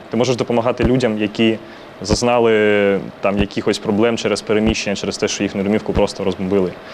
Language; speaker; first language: Ukrainian; non-native, local second language; Russian